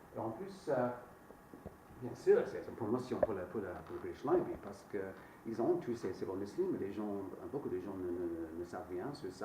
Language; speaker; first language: French; non-native, fluent; English